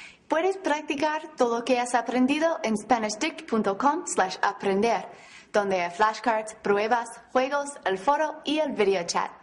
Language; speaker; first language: Spanish; non-native, fluent; English